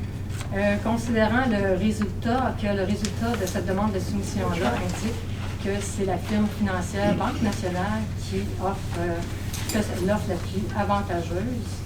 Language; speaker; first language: French; native; French